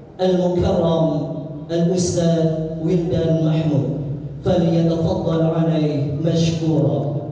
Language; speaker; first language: Arabic; non-native, learner; Indonesian